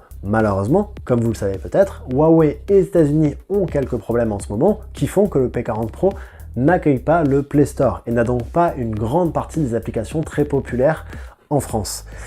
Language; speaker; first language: French; native; French